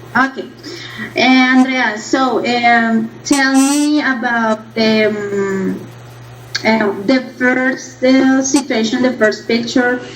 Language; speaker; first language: English; non-native, learner; Spanish